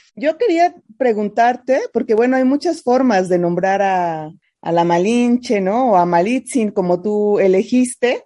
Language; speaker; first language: Spanish; native; Spanish